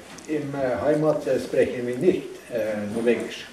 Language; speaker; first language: German; non-native, learner; Northern Sami